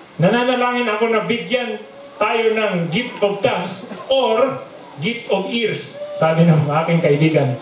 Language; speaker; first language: Filipino; non-native, local second language; Bikol